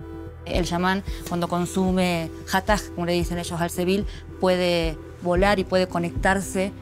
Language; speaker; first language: Spanish; native; Spanish